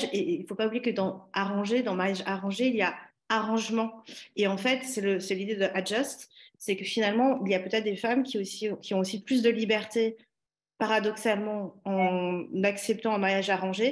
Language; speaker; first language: French; native; French